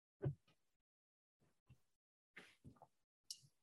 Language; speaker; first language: English; native; English